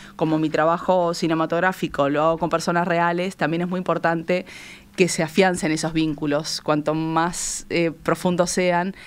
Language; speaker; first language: Spanish; native; Spanish